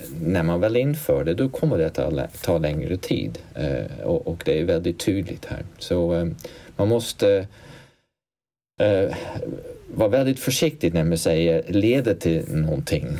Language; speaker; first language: Swedish; non-native, fluent; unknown